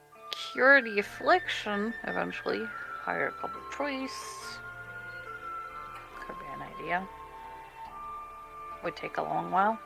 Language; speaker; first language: English; non-native, fluent; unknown